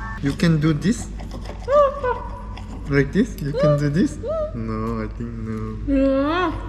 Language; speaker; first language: English; non-native, learner; Korean